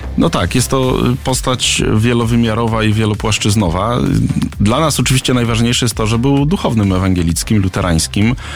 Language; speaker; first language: Polish; native; Polish